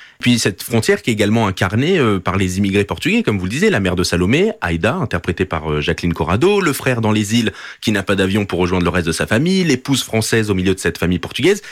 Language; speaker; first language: French; native; French